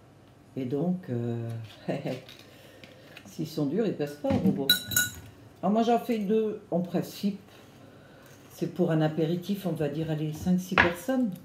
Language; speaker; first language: French; native; French